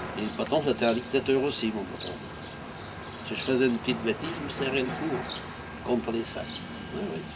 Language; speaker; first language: French; non-native, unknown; Portuguese